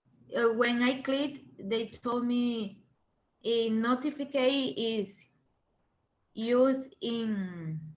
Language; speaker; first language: English; non-native, learner; Spanish